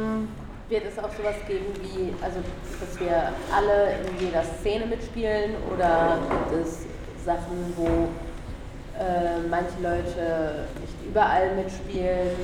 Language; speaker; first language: German; native; German